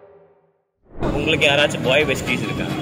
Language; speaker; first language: Tamil; native; Tamil